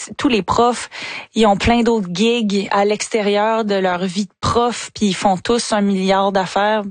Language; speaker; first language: French; native; French